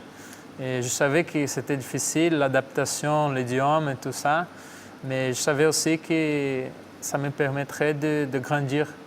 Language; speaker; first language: French; non-native, fluent; Portuguese